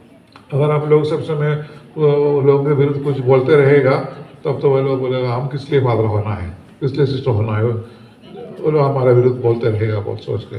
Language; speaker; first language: Hindi; non-native, local second language; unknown